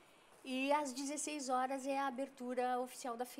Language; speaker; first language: Portuguese; native; Portuguese